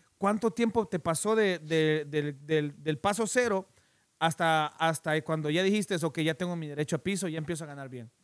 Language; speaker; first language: Spanish; native; Spanish